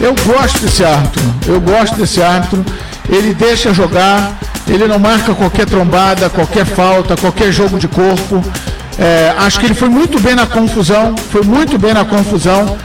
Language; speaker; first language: Portuguese; native; Portuguese